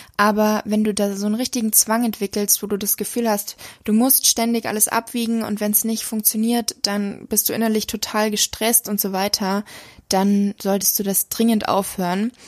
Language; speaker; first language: German; native; German